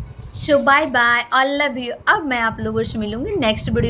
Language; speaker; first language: Hindi; non-native, local second language; Bhojpuri